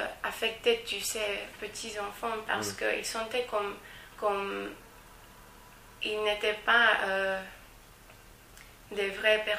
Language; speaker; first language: French; non-native, fluent; English